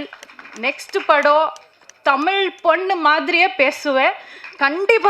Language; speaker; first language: Tamil; non-native, learner; Kannada